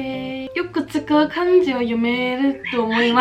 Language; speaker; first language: Japanese; non-native, learner; Korean